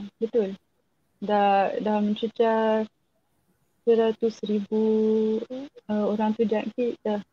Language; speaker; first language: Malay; non-native, fluent; French